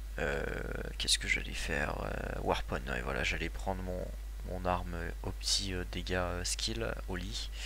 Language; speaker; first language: French; native; French